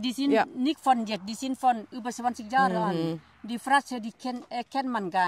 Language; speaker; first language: German; non-native, fluent; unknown